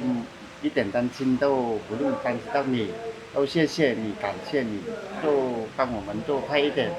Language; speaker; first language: Chinese; non-native, fluent; Vietnamese